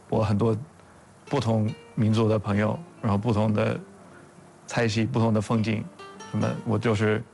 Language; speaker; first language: Chinese; non-native, fluent; English